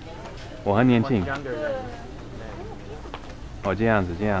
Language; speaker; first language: Chinese; non-native, fluent; English